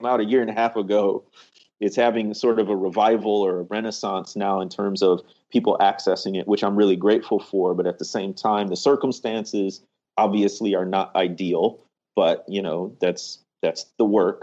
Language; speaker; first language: English; native; English